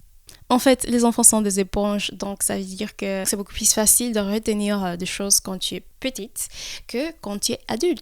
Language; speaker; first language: French; early bilingual, heritage; French